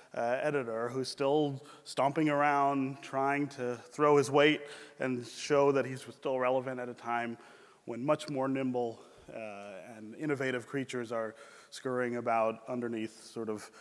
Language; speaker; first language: English; native; English